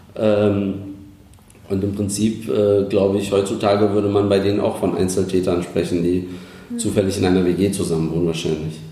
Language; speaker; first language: German; early bilingual, other home language; Turkish